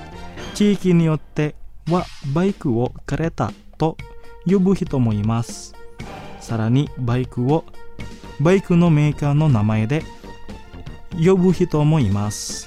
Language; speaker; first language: Japanese; non-native, fluent; Indonesian